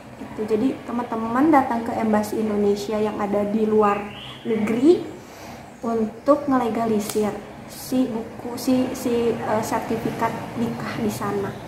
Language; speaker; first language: Indonesian; native; Indonesian